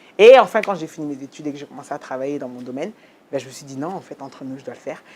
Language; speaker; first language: French; early bilingual, other home language; Lingala